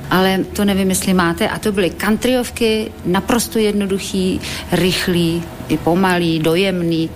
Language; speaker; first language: Czech; native; Czech